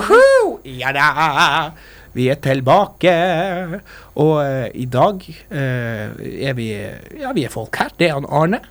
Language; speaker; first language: Norwegian; native; Norwegian